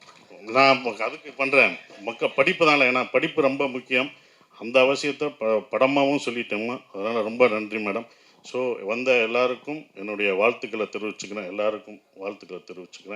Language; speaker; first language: Tamil; native; Tamil